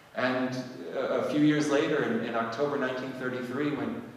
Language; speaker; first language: English; native; English